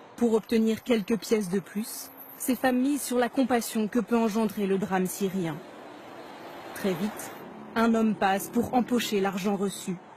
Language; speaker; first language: French; native; French